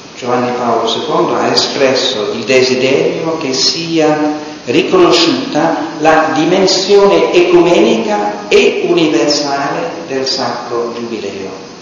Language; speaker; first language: Italian; non-native, fluent; English